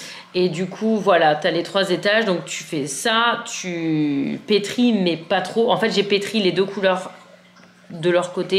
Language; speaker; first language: French; native; French